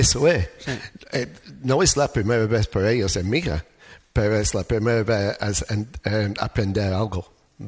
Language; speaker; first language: Spanish; non-native, learner; English